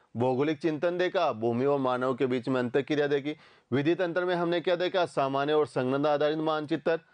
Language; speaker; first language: Hindi; native; Hindi